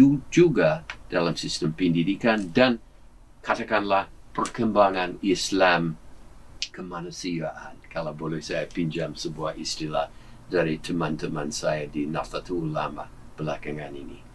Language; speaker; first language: Indonesian; non-native, fluent; English